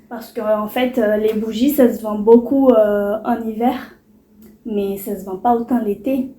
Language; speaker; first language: French; early bilingual, other home language; Portuguese